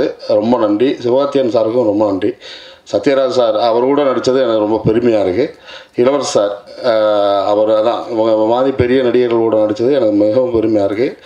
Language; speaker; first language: Tamil; native; Tamil